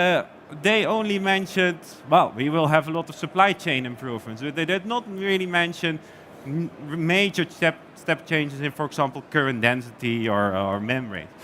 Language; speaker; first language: English; non-native, fluent; Dutch